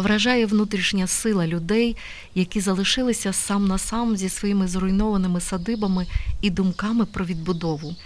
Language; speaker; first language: Ukrainian; native; Ukrainian